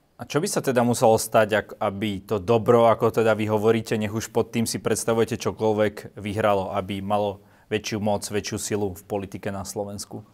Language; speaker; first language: Slovak; native; Slovak